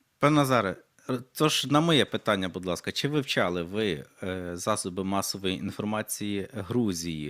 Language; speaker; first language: Ukrainian; native; Ukrainian